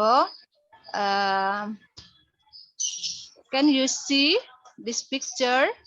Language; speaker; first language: English; non-native, learner; Indonesian